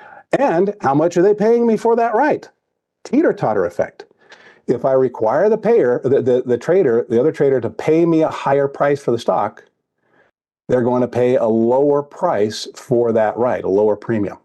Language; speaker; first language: English; native; English